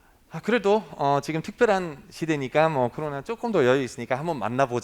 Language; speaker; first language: Korean; non-native, fluent; German